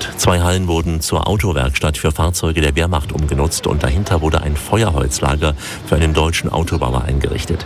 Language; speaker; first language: German; native; German